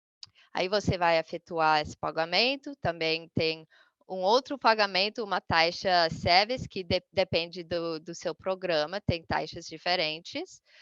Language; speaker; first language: Portuguese; non-native, fluent; English